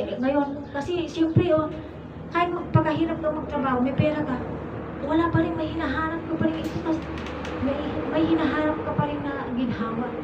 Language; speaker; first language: Filipino; non-native, local second language; Iloko